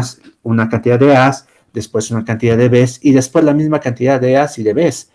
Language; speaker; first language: Spanish; native; Spanish